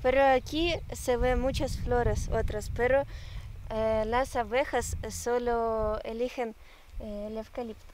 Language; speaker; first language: Spanish; non-native, learner; Ukrainian